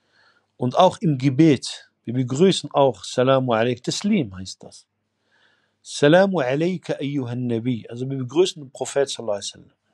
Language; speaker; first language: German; non-native, fluent; Arabic